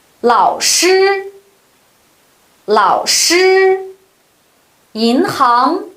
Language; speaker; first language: Chinese; non-native, local second language; Uyghur